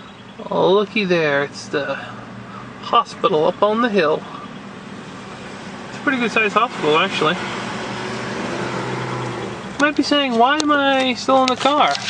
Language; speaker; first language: English; native; English